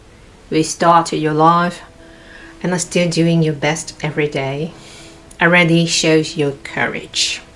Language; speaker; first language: English; non-native, fluent; Cantonese